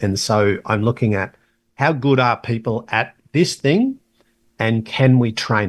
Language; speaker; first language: English; native; English